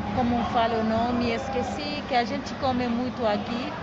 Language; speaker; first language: Portuguese; non-native, fluent; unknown